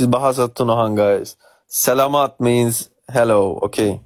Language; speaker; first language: English; non-native, learner; Turkish